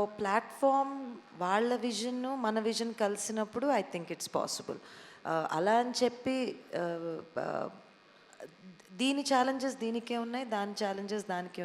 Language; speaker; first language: Telugu; native; Telugu